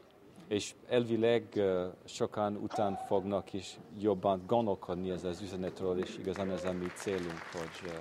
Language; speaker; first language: Hungarian; non-native, fluent; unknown